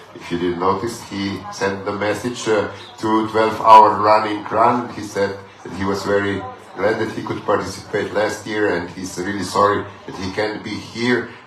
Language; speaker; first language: English; non-native, fluent; Slovenian